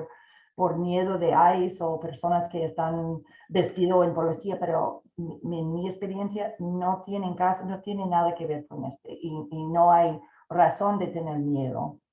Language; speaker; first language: Spanish; non-native, fluent; English